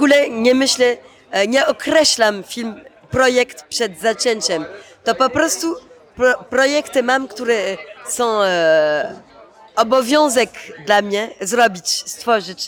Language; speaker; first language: Polish; early bilingual, heritage; Polish